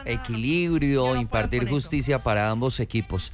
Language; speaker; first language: Spanish; native; Spanish